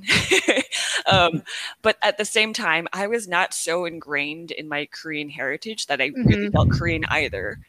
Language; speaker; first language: English; early bilingual, other home language; Korean